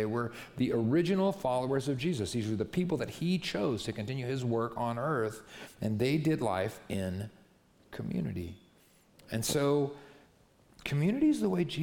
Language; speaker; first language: English; native; English